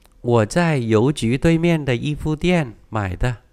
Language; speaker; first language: Chinese; non-native, fluent; Vietnamese